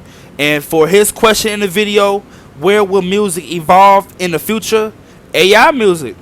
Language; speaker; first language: English; native; English